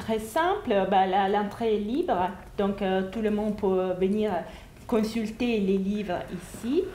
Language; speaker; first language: French; non-native, fluent; Italian